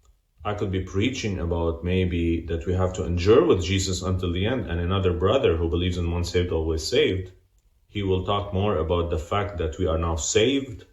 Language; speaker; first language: English; non-native, fluent; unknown